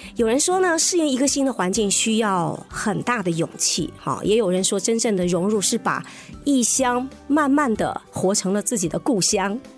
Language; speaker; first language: Chinese; native; Chinese